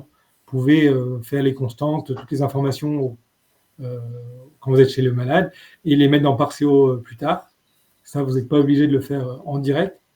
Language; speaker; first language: French; native; French